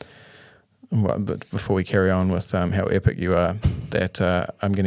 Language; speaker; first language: English; native; English